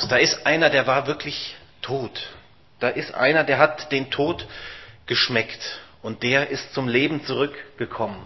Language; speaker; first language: German; native; German